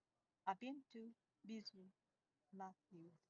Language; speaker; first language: French; non-native, learner; Chinese